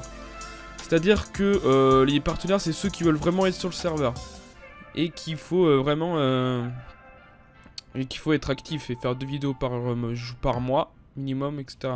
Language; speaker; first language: French; native; French